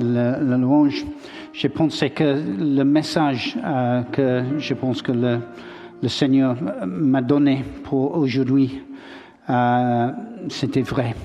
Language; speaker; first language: French; non-native, learner; English